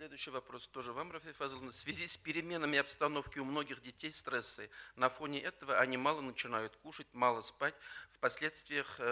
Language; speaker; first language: Russian; native; Russian